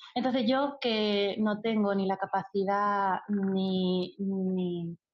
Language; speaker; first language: Spanish; native; Spanish